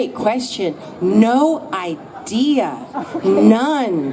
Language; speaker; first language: English; native; English